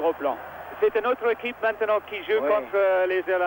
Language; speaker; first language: French; non-native, learner; English